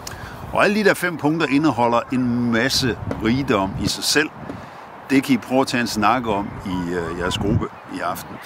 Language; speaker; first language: Danish; native; Danish